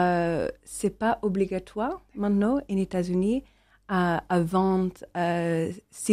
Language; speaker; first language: French; non-native, learner; English